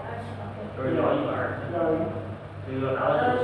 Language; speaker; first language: Chinese; native; Chinese